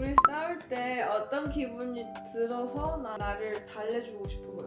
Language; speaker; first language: Korean; non-native, fluent; Chinese